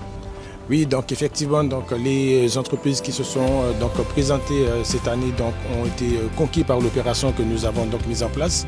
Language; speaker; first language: French; native; French